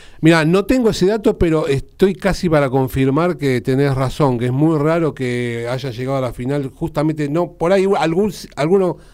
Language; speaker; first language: Spanish; native; Spanish